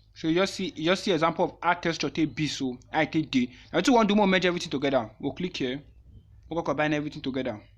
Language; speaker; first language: Nigerian Pidgin; non-native, local second language; Yoruba